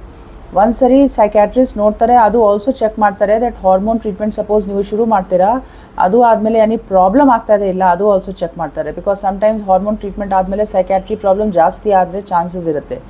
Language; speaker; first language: Kannada; non-native, fluent; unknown